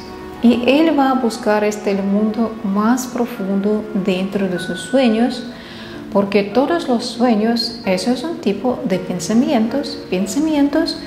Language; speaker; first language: Spanish; non-native, fluent; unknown